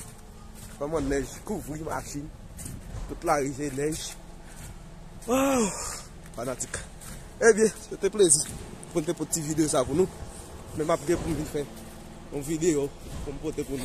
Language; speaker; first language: French; non-native, learner; Haitian Creole